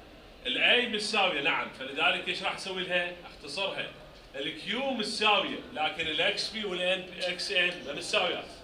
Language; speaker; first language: Arabic; native; Arabic